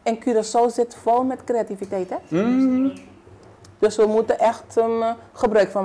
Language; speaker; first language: Dutch; non-native, local second language; Papiamento